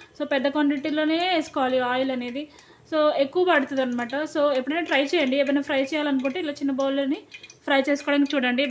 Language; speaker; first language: Telugu; non-native, local second language; Lambadi